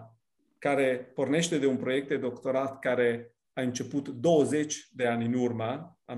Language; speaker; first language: Romanian; non-native, fluent; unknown